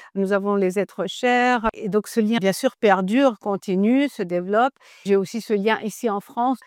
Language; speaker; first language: French; non-native, local second language; Arabic